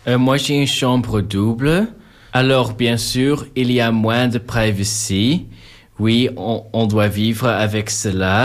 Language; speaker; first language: French; non-native, local second language; Dutch